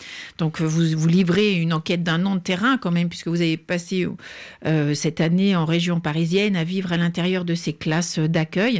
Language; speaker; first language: French; native; French